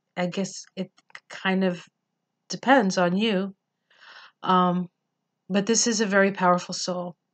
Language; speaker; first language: English; native; English